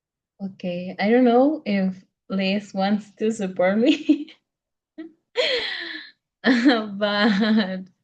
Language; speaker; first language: English; non-native, fluent; Spanish